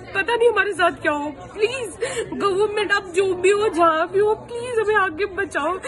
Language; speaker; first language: Hindi; native; Hindi